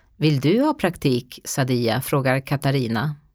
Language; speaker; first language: Swedish; native; Swedish